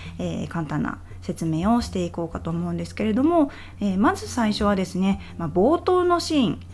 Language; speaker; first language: Japanese; native; Japanese